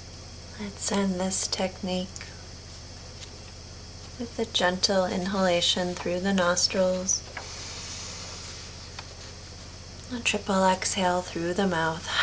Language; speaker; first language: English; native; English